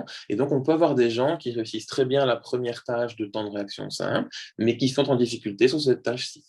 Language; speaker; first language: French; native; French